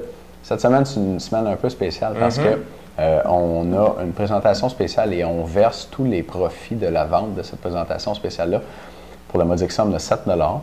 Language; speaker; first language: French; native; French